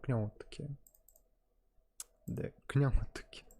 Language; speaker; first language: Korean; non-native, learner; Russian